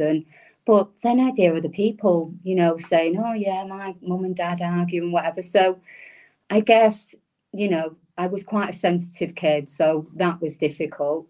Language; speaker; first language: English; native; English